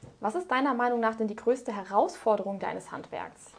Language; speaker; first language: German; native; German